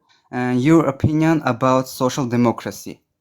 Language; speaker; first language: English; non-native, learner; Armenian